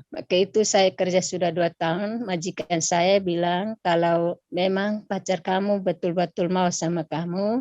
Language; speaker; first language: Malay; non-native, local second language; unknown